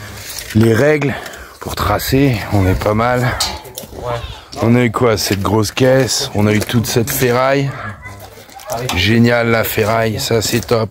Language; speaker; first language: French; native; French